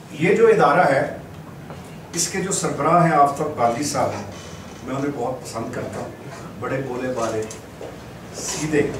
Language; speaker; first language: Urdu; non-native, local second language; Punjabi